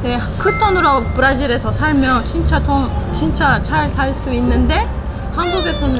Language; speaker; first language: Korean; non-native, fluent; Portuguese